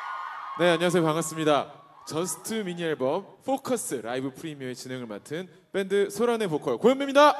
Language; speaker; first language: Korean; native; Korean